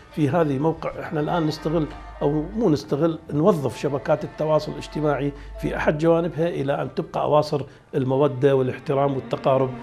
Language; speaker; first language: Arabic; native; Arabic